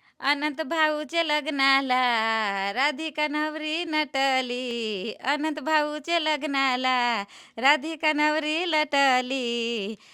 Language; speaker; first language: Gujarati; non-native, local second language; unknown